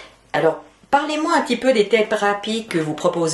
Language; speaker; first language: French; native; French